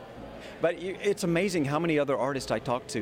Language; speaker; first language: English; native; English